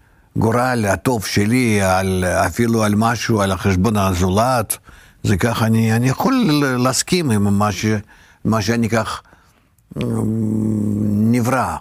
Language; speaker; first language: Hebrew; non-native, fluent; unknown